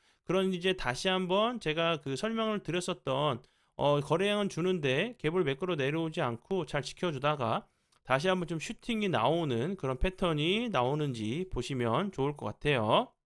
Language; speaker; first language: Korean; native; Korean